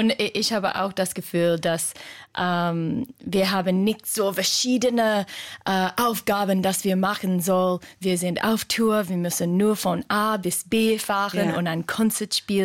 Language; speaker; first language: German; non-native, fluent; English